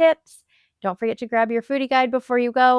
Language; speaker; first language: English; native; English